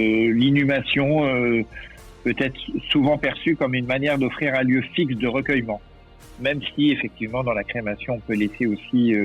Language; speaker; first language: French; native; French